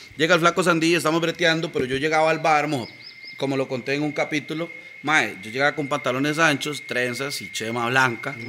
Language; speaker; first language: Spanish; native; Spanish